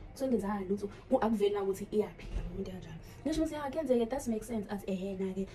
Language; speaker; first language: Zulu; native; Zulu